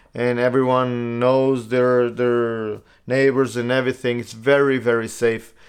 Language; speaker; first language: English; non-native, fluent; Portuguese